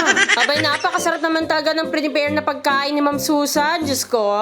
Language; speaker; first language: Filipino; native; Filipino